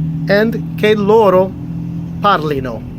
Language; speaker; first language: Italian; non-native, fluent; English